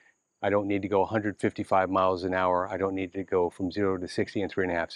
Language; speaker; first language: English; native; English